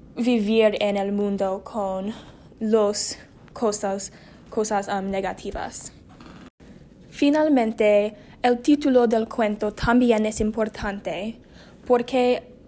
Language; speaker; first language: Spanish; non-native, learner; English